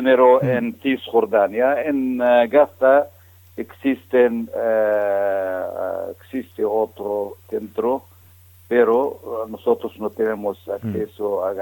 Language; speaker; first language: Spanish; non-native, fluent; Arabic